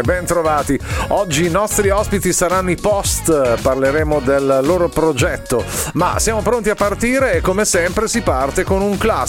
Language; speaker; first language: Italian; native; Italian